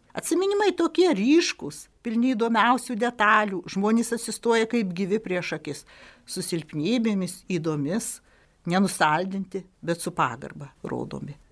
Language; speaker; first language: Lithuanian; native; Lithuanian